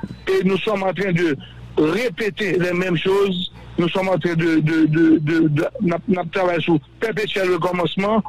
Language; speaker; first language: French; non-native, local second language; Haitian Creole